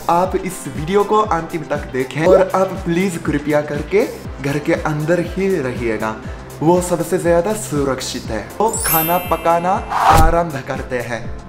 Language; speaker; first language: Hindi; non-native, fluent; Japanese